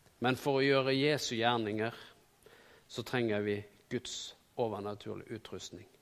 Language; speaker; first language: Norwegian; native; Norwegian